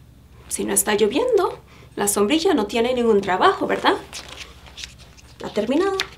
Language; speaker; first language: Spanish; non-native, fluent; English